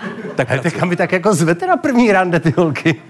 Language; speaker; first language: Czech; native; Czech